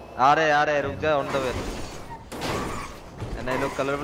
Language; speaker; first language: Hindi; native; Hindi